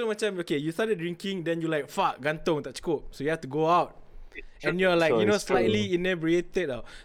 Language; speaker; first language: English; non-native, local second language; Malay